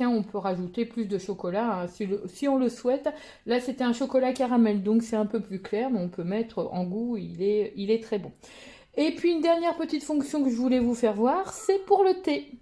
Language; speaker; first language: French; native; French